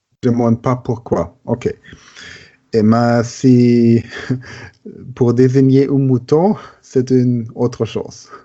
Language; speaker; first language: French; non-native, learner; German